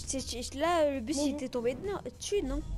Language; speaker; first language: French; native; French